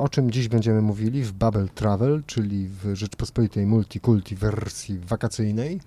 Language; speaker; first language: Polish; native; Polish